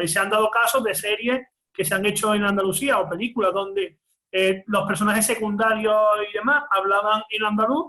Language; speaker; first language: Spanish; native; Spanish